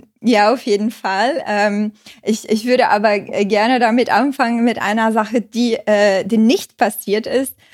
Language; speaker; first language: German; non-native, fluent; Portuguese